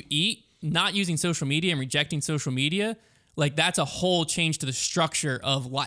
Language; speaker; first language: English; native; English